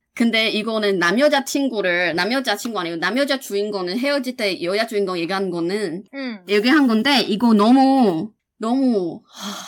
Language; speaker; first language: Korean; non-native, fluent; Chinese